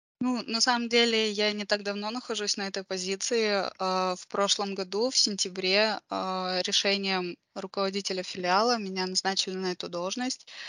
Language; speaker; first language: Russian; native; Russian